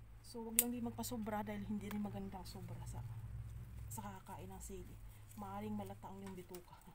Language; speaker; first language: Filipino; non-native, local second language; Cebuano